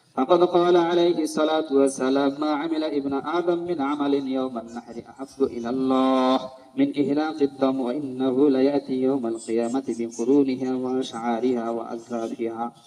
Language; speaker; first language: Arabic; non-native, fluent; Bangla